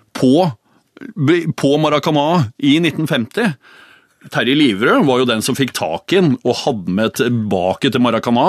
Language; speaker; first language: Norwegian; native; Norwegian